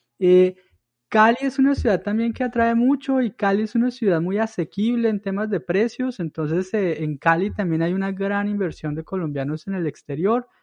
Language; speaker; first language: Spanish; native; Spanish